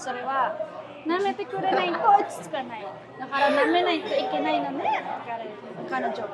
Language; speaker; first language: Japanese; non-native, fluent; Filipino